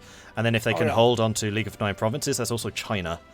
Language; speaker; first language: English; native; English